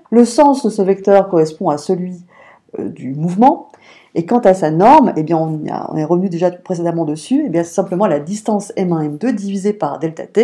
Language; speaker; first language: French; native; French